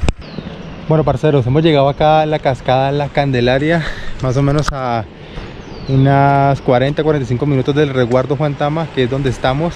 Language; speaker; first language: Spanish; native; Spanish